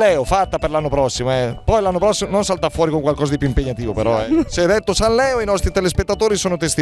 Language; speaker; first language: Italian; native; Italian